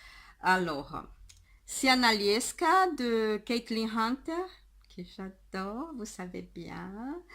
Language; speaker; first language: French; non-native, fluent; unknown